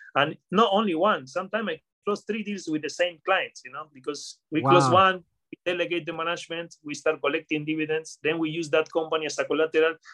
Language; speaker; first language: English; non-native, fluent; Spanish